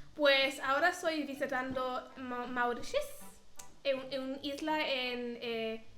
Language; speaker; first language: Spanish; non-native, learner; English